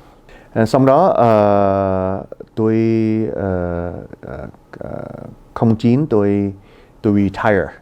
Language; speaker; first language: Vietnamese; early bilingual, heritage; Vietnamese